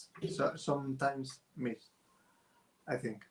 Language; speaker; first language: English; non-native, fluent; Spanish